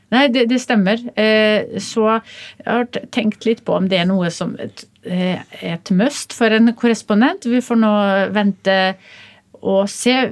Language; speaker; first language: Norwegian; early bilingual, other home language; Polish